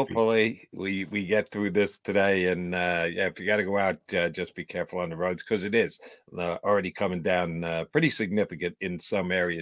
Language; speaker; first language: English; native; English